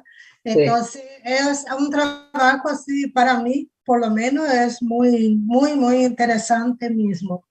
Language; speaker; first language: Spanish; non-native, fluent; Portuguese